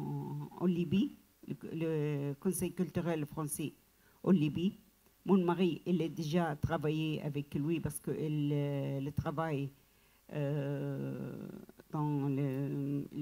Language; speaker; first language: French; non-native, learner; Arabic